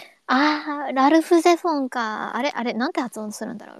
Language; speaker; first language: Japanese; early bilingual, other home language; English